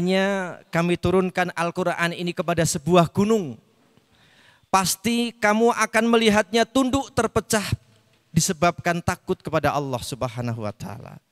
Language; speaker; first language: Indonesian; native; Indonesian